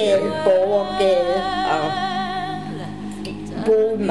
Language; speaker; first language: Danish; early bilingual, other home language; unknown